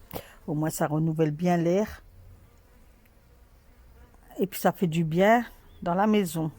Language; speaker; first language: French; native; French